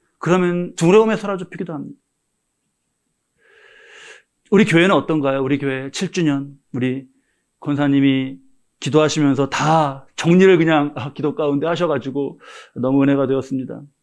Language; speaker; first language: Korean; native; Korean